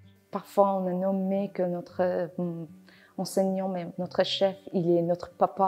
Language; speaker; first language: French; non-native, learner; Persian